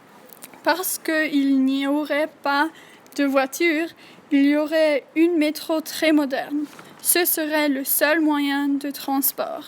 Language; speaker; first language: French; non-native, learner; English